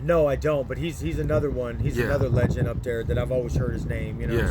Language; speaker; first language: English; native; English